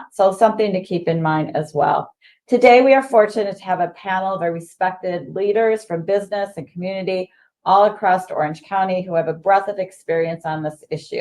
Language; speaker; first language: English; native; English